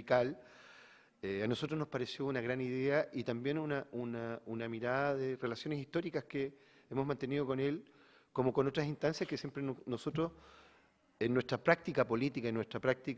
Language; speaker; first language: Spanish; native; Spanish